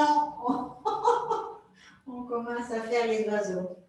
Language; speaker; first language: French; non-native, fluent; Italian